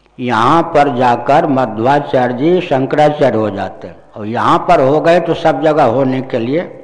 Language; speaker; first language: Hindi; non-native, local second language; Maithili